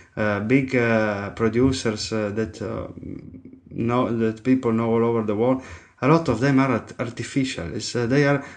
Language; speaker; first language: English; non-native, fluent; Italian